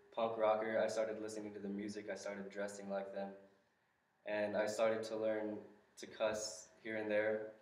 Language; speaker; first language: English; native; English